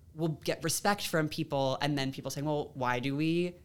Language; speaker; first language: English; native; English